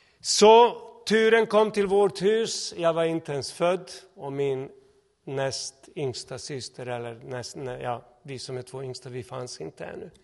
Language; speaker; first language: Swedish; non-native, fluent; Serbian